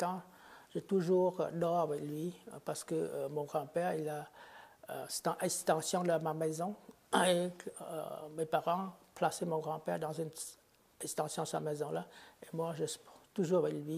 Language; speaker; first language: French; non-native, fluent; Khmer